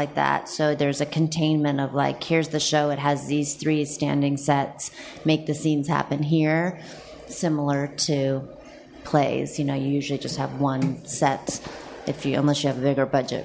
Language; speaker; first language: English; native; English